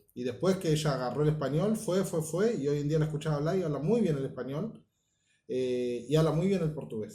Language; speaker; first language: Spanish; native; Spanish